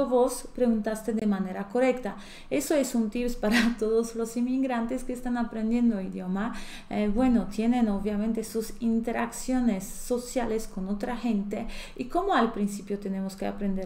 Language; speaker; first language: Spanish; non-native, fluent; Polish